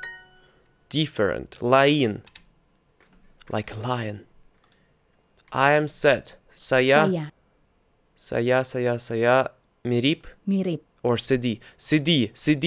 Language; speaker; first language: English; non-native, fluent; Russian